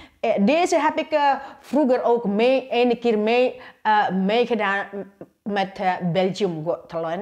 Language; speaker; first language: Dutch; non-native, learner; Indonesian